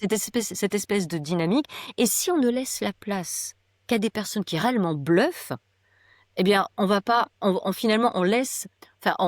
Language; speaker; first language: French; native; French